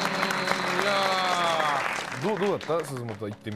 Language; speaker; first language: Japanese; native; Japanese